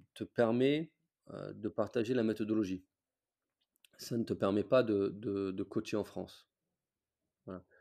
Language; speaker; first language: French; non-native, fluent; English